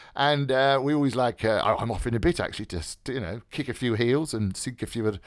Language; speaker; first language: English; native; English